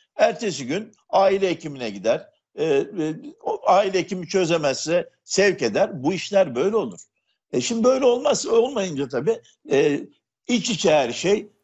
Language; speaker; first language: Turkish; native; Turkish